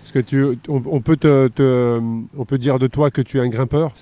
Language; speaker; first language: French; native; French